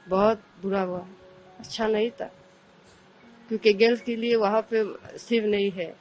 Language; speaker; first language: Hindi; early bilingual, other home language; Persian